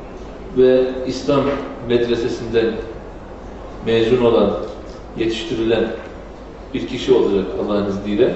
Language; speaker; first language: Turkish; native; Turkish